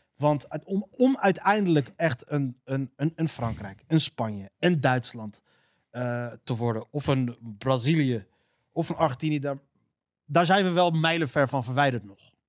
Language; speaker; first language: Dutch; early bilingual, other home language; Arabic